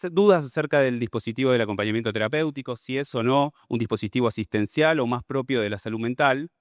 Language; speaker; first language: Spanish; native; Spanish